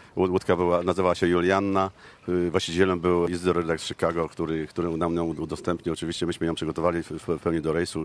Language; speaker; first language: Polish; native; Polish